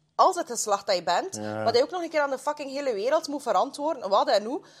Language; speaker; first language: Dutch; non-native, fluent; Russian